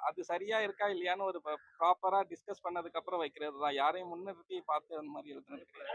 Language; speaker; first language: Tamil; native; Tamil